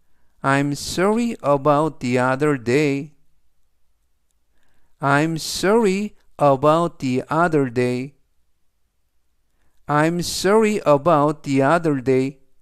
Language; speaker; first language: English; non-native, fluent; Korean